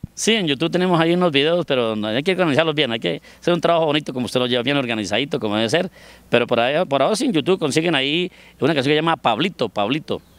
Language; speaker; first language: Spanish; native; Spanish